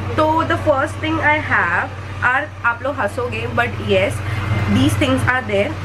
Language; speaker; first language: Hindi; non-native, local second language; Marathi